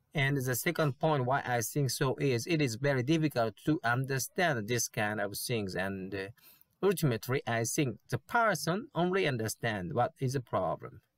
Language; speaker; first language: English; non-native, learner; Japanese